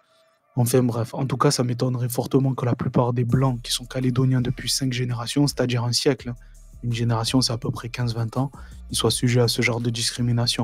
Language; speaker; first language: French; native; French